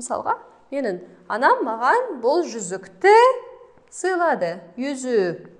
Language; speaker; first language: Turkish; non-native, fluent; Kazakh